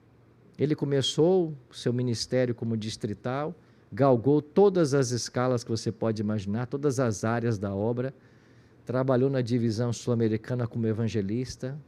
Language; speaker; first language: Portuguese; native; Portuguese